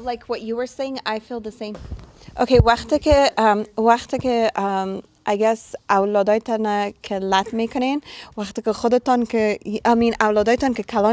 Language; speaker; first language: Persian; early bilingual, heritage; Persian